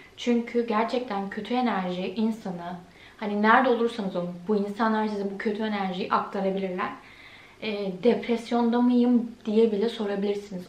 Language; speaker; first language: Turkish; early bilingual, heritage; Turkish